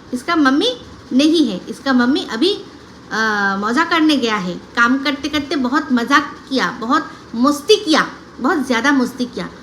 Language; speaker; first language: Hindi; non-native, local second language; Bangla